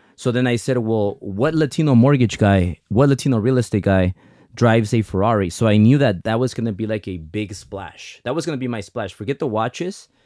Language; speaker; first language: English; early bilingual, other home language; Spanish